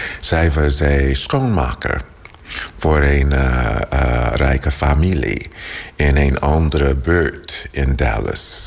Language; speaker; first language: Dutch; non-native, learner; English